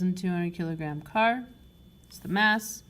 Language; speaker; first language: English; native; English